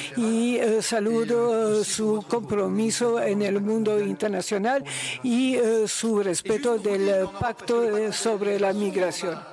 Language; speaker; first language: Spanish; non-native, learner; Luxembourgish